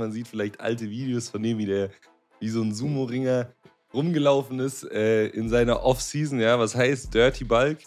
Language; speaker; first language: German; native; German